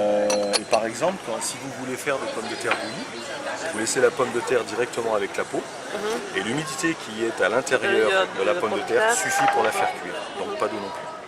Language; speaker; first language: French; native; French